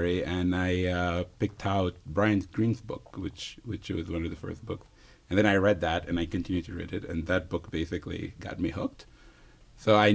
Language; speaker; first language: English; non-native, fluent; Wolof